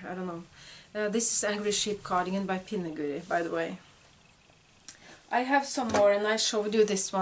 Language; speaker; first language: English; non-native, fluent; Norwegian